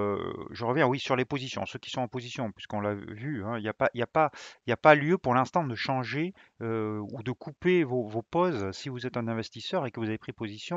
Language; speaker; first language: French; native; French